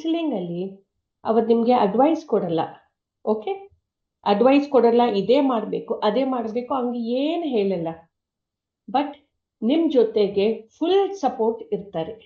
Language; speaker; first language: Kannada; non-native, learner; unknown